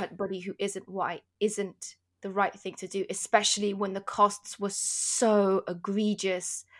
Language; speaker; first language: English; native; English